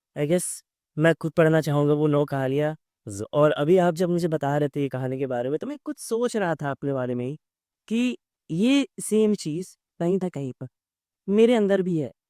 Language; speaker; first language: Hindi; native; Hindi